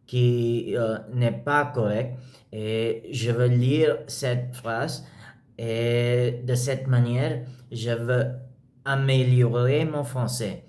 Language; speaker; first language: French; non-native, learner; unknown